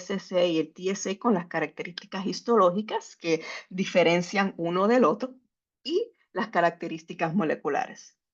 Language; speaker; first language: Spanish; native; Spanish